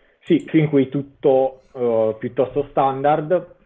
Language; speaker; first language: Italian; native; Italian